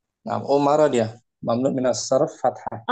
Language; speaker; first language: Indonesian; native; Indonesian